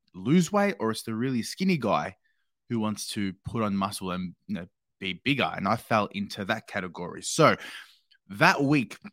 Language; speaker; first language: English; native; English